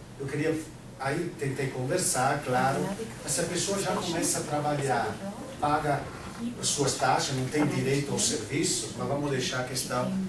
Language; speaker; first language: Portuguese; non-native, fluent; Italian